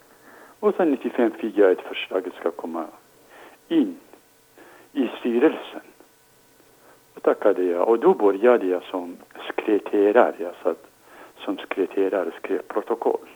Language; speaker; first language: Swedish; non-native, fluent; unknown